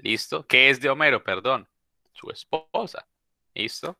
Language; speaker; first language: Spanish; native; Spanish